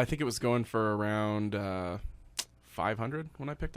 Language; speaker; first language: English; native; English